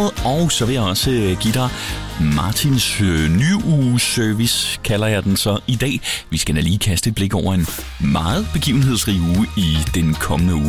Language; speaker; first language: Danish; native; Danish